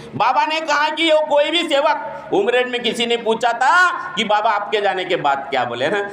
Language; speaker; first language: Hindi; non-native, local second language; Marathi